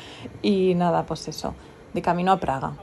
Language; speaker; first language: Spanish; native; Spanish